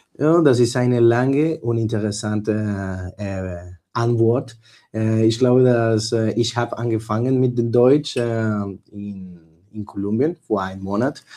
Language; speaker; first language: German; non-native, learner; Spanish